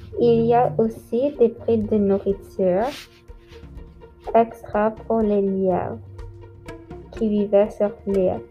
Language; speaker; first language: French; non-native, local second language; English